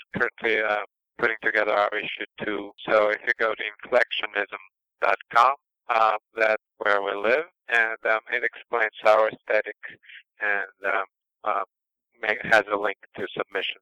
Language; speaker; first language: English; non-native, fluent; Russian